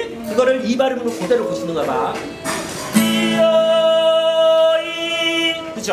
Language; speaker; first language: Korean; native; Korean